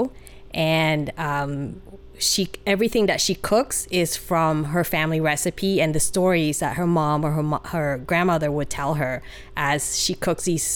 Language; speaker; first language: English; early bilingual, other home language; Vietnamese